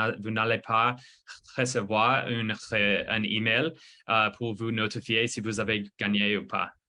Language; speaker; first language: French; non-native, fluent; English